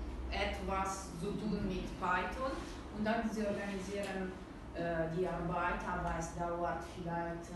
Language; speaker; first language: German; non-native, learner; Italian